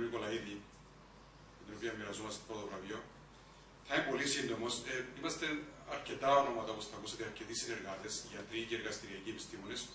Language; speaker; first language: Greek; native; Greek